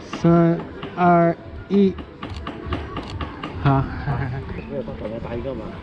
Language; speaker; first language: Chinese; non-native, fluent; English